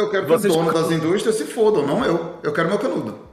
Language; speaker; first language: Portuguese; native; Portuguese